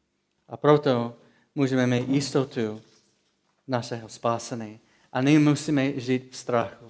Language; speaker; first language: Czech; non-native, fluent; English